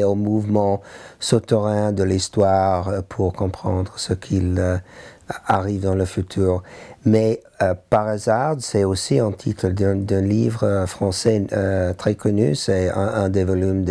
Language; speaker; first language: French; non-native, learner; English